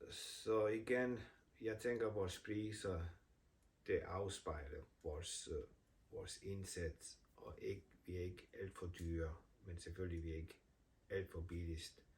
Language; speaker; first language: Danish; non-native, fluent; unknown